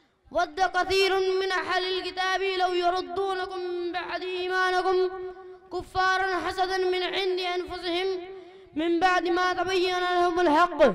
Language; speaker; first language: Arabic; non-native, learner; Urdu